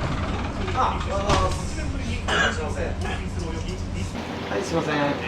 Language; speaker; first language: Japanese; native; Japanese